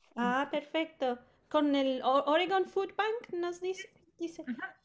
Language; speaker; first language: Spanish; native; Spanish